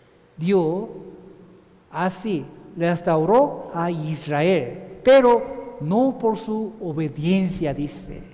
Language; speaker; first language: Spanish; non-native, fluent; Korean